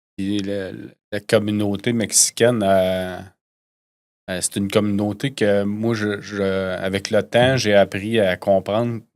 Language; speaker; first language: French; native; French